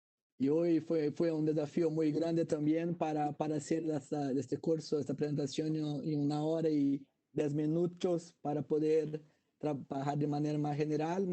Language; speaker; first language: Spanish; non-native, fluent; Portuguese